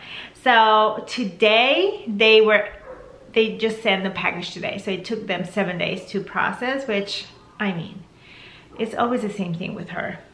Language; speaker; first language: English; non-native, fluent; Spanish